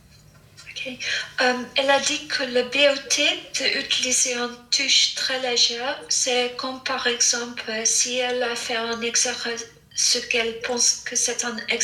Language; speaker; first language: French; non-native, fluent; English